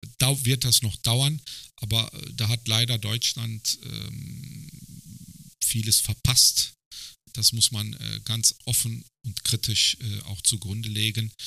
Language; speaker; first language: German; early bilingual, other home language; Turkish